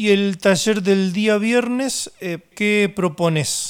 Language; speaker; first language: Spanish; native; Spanish